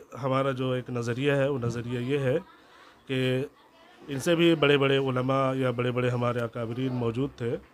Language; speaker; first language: Hindi; native; Hindi